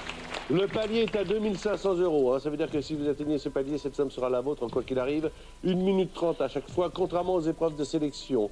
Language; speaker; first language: French; native; French